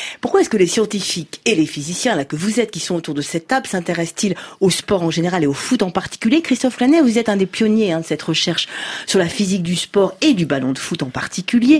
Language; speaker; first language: French; native; French